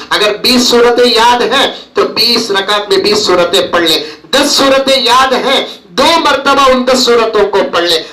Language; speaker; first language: Urdu; native; Urdu